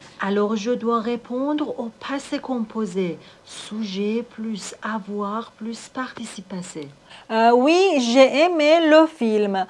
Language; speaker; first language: French; non-native, fluent; Persian